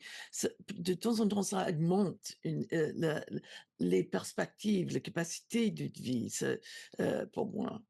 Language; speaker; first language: French; non-native, learner; English